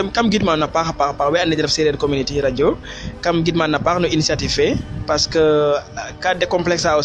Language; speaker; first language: English; non-native, fluent; Serer